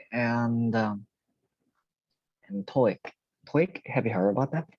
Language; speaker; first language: English; non-native, learner; Korean